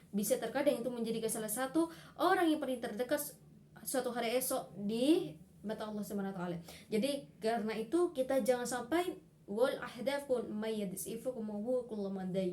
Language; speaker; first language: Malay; non-native, local second language; Madurese